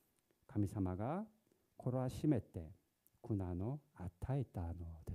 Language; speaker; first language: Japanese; non-native, learner; Korean